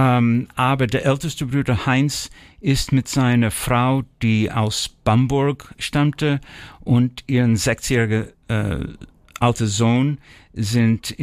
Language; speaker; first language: German; early bilingual, heritage; German